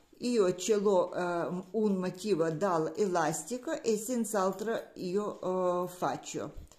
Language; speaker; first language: Italian; non-native, learner; Russian